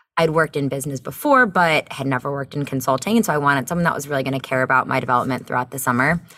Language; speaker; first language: English; native; English